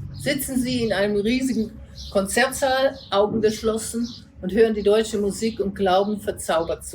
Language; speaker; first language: German; native; German